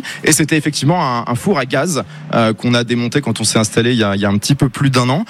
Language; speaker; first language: French; native; French